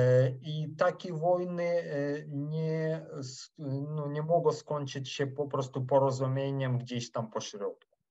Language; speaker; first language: Polish; non-native, fluent; Ukrainian